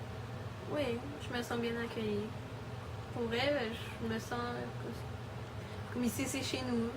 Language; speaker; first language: French; early bilingual, other home language; Spanish